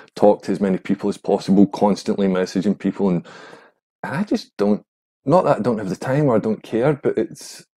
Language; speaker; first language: English; native; English